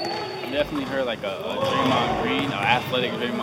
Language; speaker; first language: English; native; English